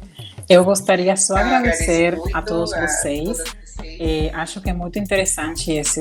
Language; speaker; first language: Portuguese; non-native, fluent; Spanish